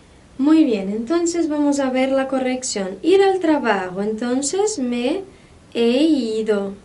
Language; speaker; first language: Spanish; non-native, fluent; Portuguese